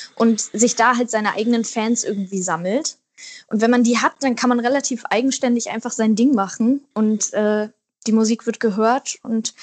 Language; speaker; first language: German; native; German